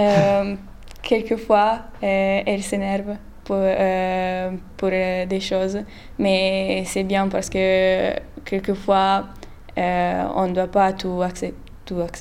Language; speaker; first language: French; non-native, learner; Italian